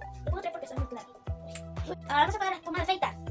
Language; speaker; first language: Spanish; native; Spanish